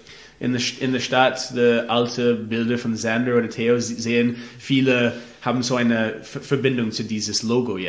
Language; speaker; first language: German; non-native, learner; English